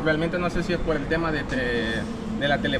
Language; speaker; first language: Spanish; native; Spanish